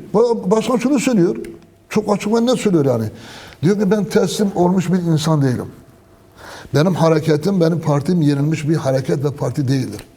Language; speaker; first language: Turkish; non-native, local second language; Kurdish